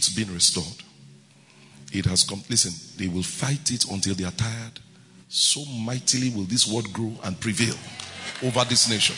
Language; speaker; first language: English; non-native, local second language; Bini